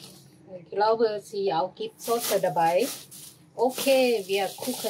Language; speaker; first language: German; non-native, learner; Thai